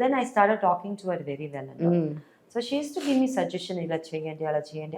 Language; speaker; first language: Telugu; non-native, learner; Tamil